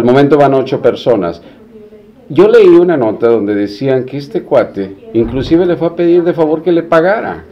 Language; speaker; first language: Spanish; native; Spanish